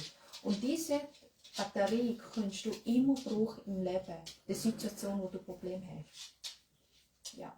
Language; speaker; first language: German; non-native, learner; Thai